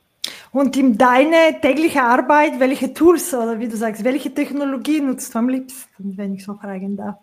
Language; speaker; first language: German; non-native, fluent; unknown